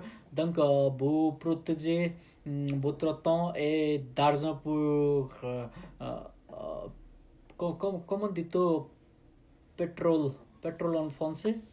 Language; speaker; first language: French; non-native, learner; Nepali